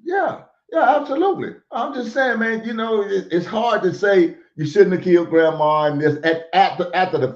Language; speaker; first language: English; native; English